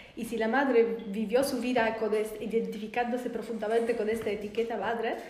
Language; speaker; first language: Spanish; non-native, fluent; Polish